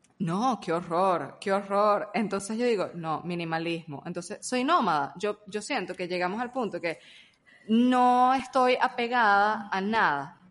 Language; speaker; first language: Spanish; native; Spanish